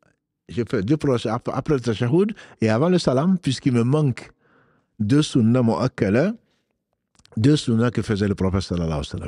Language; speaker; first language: French; native; French